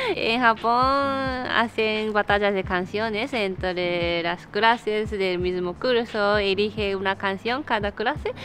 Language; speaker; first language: Spanish; non-native, fluent; Japanese